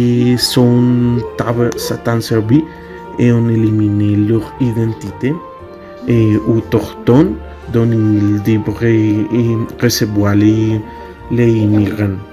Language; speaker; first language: French; non-native, learner; Spanish